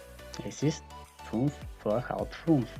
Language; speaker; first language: German; non-native, fluent; Macedonian